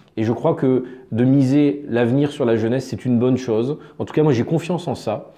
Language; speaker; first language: French; native; French